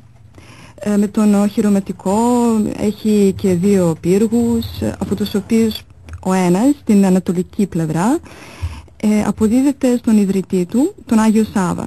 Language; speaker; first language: Greek; non-native, fluent; Serbian